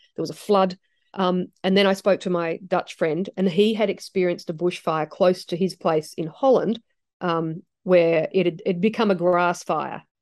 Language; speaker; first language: English; native; English